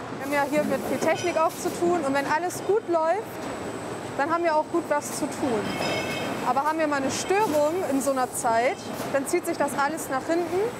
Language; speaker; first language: German; native; German